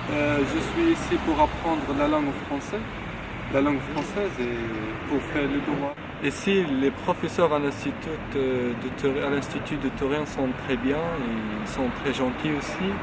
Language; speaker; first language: French; non-native, learner; Arabic